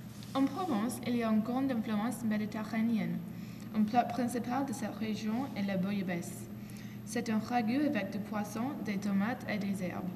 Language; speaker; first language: French; non-native, learner; English